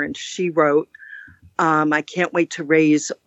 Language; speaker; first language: English; native; English